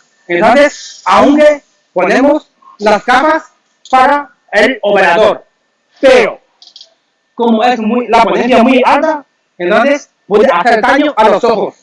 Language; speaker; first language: Spanish; non-native, learner; Chinese